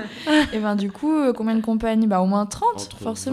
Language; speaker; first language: French; native; French